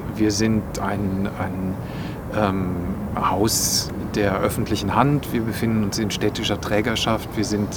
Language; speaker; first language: German; native; German